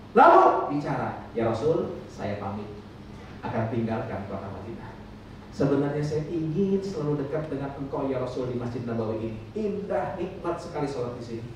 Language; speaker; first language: Indonesian; native; Indonesian